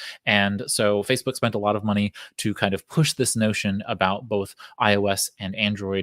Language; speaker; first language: English; native; English